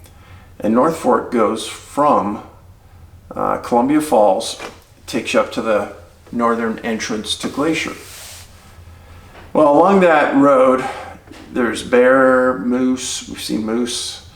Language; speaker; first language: English; native; English